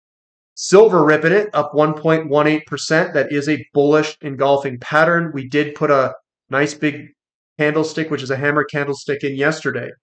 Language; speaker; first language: English; native; English